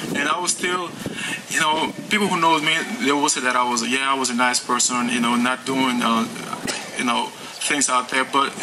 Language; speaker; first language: English; non-native, fluent; Haitian Creole